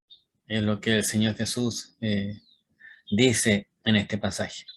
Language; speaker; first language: Spanish; native; Spanish